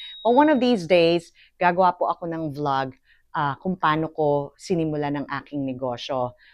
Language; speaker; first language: Filipino; native; Filipino